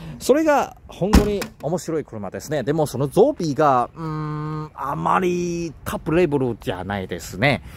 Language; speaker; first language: Japanese; non-native, learner; Chinese